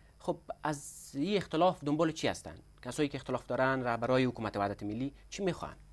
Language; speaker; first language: Persian; native; Persian